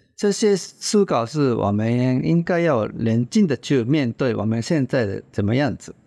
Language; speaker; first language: Chinese; non-native, fluent; Japanese